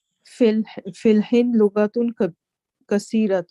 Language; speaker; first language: Arabic; non-native, learner; English